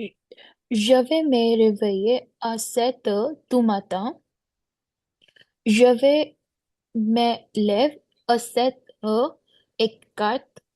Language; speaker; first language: French; non-native, learner; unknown